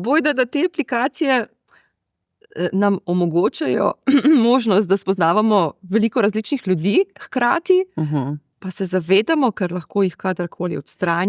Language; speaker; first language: Slovenian; native; Slovenian